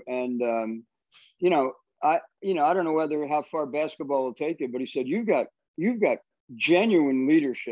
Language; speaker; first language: English; native; English